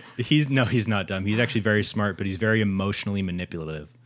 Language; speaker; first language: English; native; English